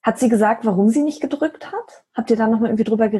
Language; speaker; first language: German; native; German